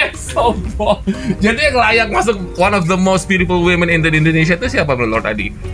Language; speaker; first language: Indonesian; native; Indonesian